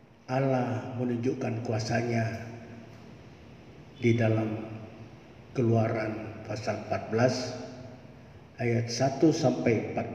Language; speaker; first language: Malay; native; Malay